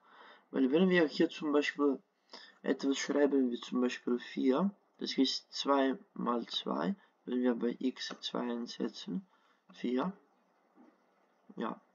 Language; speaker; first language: German; non-native, fluent; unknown